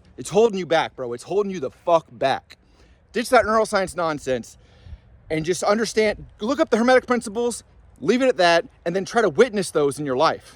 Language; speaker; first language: English; native; English